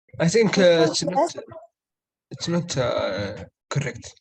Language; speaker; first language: English; non-native, learner; Arabic